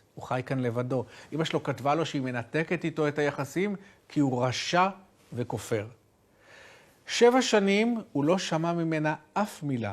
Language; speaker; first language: Hebrew; native; Hebrew